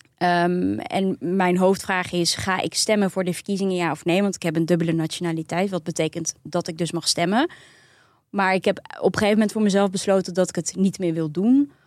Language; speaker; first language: Dutch; early bilingual, other home language; Turkish